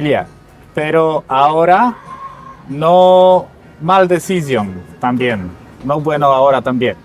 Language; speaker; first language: Spanish; non-native, learner; Polish